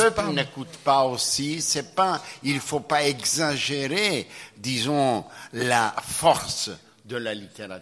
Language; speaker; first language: French; non-native, fluent; Greek